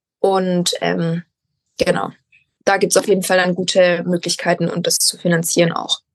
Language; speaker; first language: German; native; German